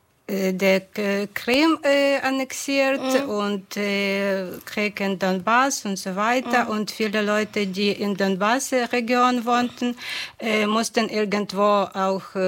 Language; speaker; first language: German; non-native, fluent; Ukrainian